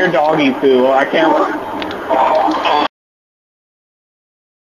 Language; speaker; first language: English; native; English